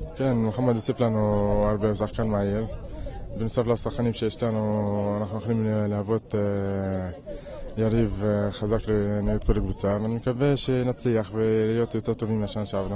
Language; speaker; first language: Hebrew; non-native, local second language; Arabic